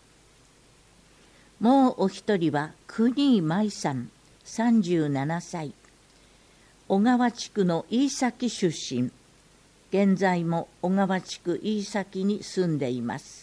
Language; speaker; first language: Japanese; native; Japanese